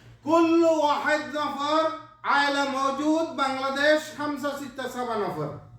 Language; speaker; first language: Arabic; non-native, learner; Bangla